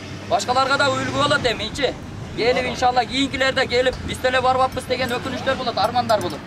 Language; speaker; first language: Kyrgyz; native; Kyrgyz